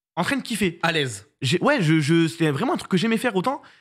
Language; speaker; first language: French; native; French